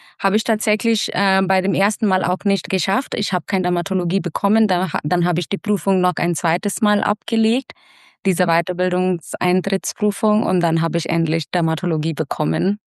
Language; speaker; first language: German; non-native, fluent; Hindi